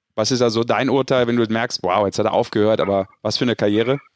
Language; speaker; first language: German; native; German